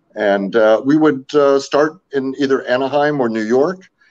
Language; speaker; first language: English; native; English